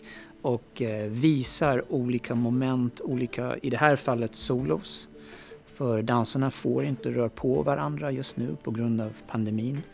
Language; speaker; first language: Swedish; non-native, fluent; English